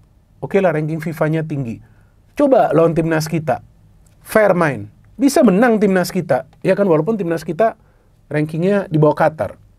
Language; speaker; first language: Indonesian; native; Indonesian